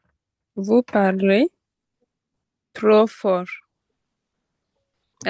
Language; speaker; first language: French; non-native, learner; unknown